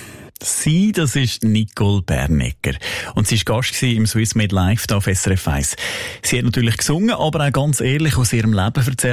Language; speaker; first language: German; native; German